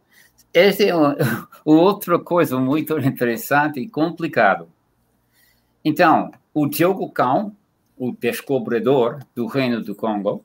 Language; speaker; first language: Portuguese; non-native, fluent; English